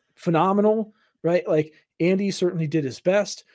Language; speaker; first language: English; native; English